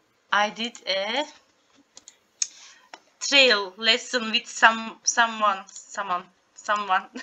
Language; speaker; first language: English; non-native, learner; Turkish